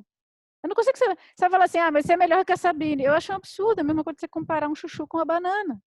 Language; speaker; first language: Portuguese; native; Portuguese